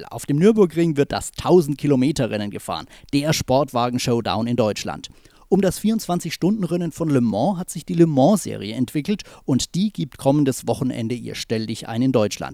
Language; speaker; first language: German; native; German